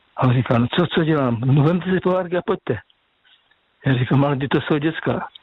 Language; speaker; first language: Czech; native; Czech